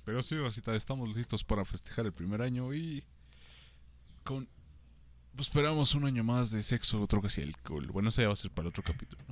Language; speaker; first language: Spanish; native; Spanish